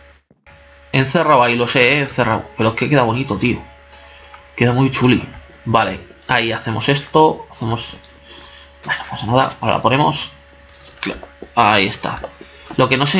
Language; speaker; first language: Spanish; native; Spanish